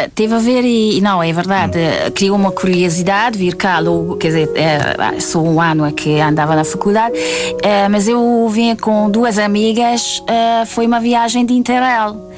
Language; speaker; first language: Portuguese; non-native, fluent; Hungarian